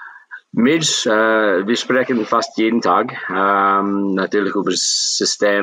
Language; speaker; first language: German; non-native, fluent; English